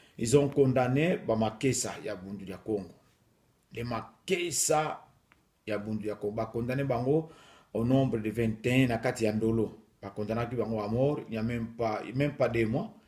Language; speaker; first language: Lingala; non-native, local second language; Kongo